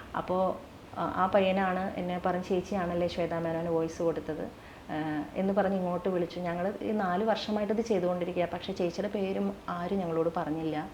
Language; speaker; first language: Malayalam; native; Malayalam